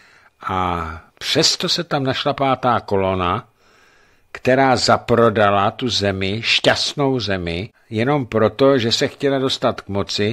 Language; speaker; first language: Czech; native; Czech